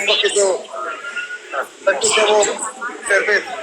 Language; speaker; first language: Italian; non-native, learner; Albanian